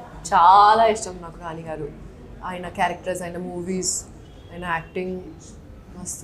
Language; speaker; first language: Telugu; non-native, local second language; Hindi